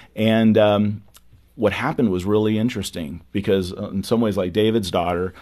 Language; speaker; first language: English; native; English